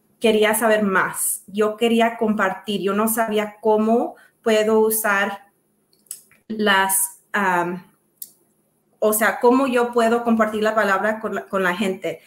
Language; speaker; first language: Spanish; early bilingual, other home language; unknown